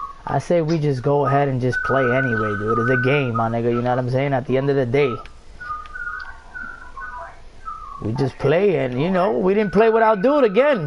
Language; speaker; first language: English; early bilingual, other home language; Spanish